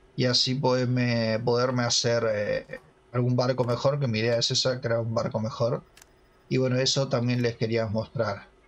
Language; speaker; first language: Spanish; native; Spanish